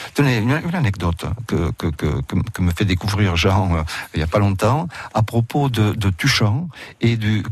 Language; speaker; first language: French; early bilingual, other home language; Catalan